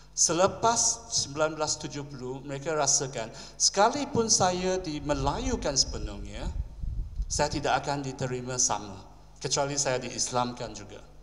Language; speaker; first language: Malay; non-native, local second language; Chinese